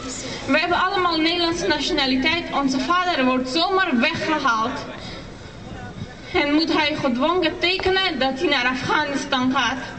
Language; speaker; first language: Dutch; early bilingual, other home language; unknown